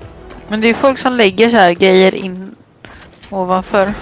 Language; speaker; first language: Swedish; native; Swedish